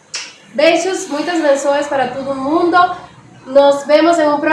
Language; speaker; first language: Portuguese; non-native, learner; Spanish